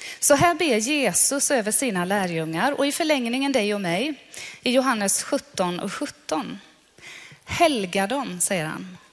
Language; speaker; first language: Swedish; non-native, fluent; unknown